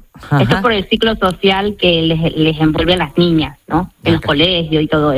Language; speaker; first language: Spanish; native; Spanish